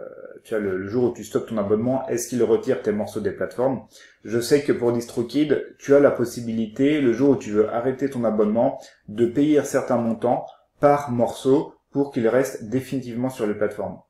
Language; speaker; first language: French; native; French